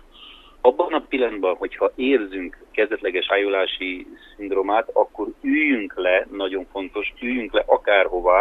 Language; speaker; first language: Hungarian; native; Hungarian